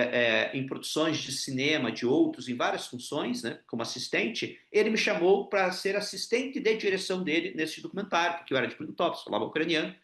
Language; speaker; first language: Portuguese; non-native, local second language; Ukrainian